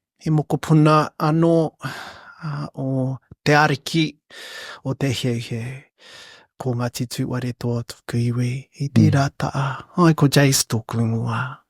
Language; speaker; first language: Māori; non-native, local second language; English